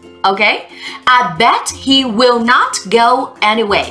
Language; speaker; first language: English; non-native, fluent; Vietnamese